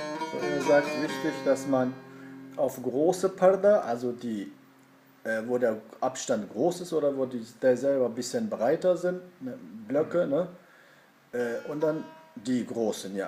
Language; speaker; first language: German; early bilingual, other home language; Kurdish